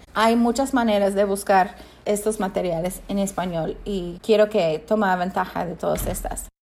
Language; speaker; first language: Spanish; non-native, fluent; English